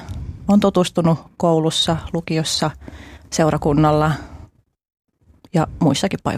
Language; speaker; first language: Finnish; early bilingual, other home language; Albanian